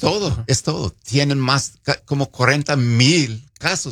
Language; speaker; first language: Spanish; non-native, fluent; English